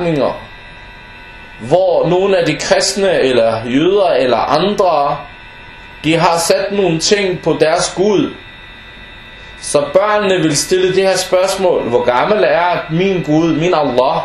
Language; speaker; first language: Danish; non-native, fluent; Arabic